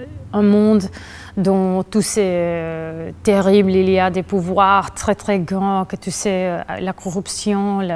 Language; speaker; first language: French; non-native, fluent; Spanish